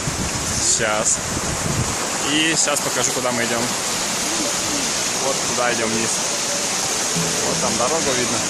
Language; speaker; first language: Russian; native; Russian